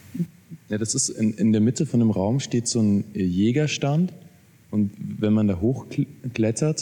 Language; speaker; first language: German; native; German